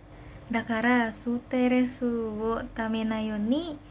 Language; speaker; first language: Japanese; non-native, learner; Indonesian